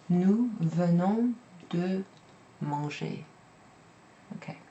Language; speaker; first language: French; non-native, fluent; English